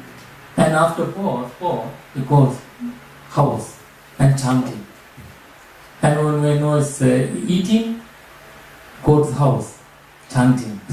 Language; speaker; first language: English; non-native, learner; Sinhala